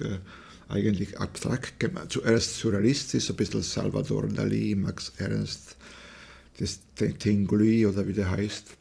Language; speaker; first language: German; non-native, fluent; Slovak